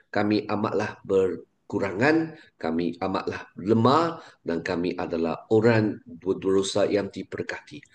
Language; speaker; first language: Malay; non-native, local second language; Chinese